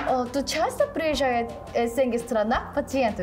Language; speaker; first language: Russian; non-native, fluent; Korean